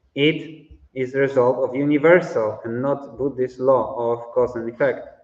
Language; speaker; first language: English; non-native, fluent; Polish